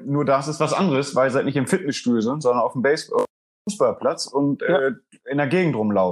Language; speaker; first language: German; native; German